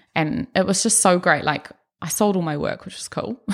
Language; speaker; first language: English; native; English